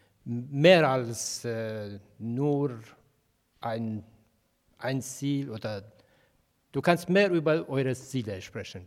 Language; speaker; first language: German; non-native, fluent; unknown